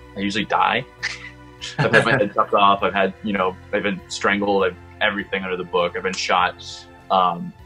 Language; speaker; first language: English; native; English